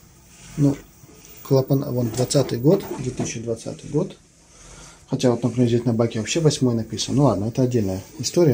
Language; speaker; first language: Russian; native; Russian